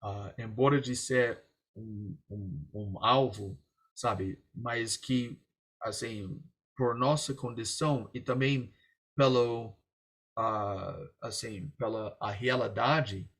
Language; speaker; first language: Portuguese; non-native, fluent; English